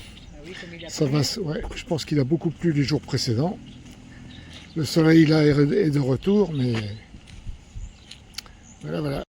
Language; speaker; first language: French; native; French